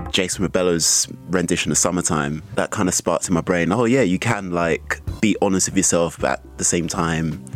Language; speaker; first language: English; native; English